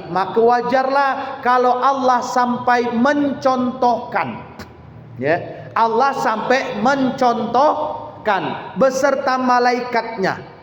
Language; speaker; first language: Malay; native; Malay